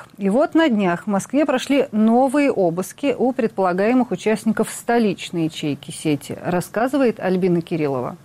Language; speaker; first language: Russian; native; Russian